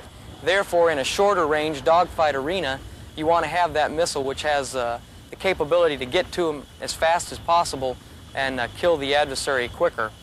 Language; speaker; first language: English; native; English